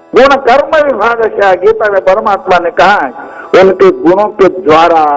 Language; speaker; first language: Hindi; non-native, local second language; Kannada